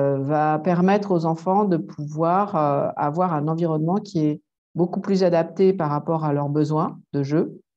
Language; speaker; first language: French; native; French